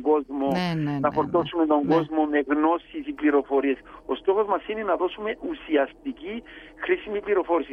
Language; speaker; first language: Greek; native; Greek